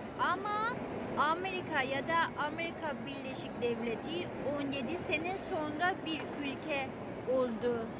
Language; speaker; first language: Turkish; non-native, fluent; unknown